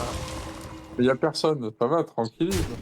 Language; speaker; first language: French; native; French